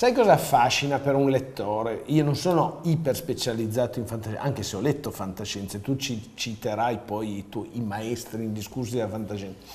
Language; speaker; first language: Italian; native; Italian